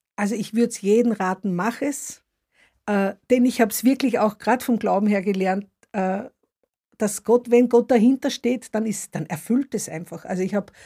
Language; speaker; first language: German; native; German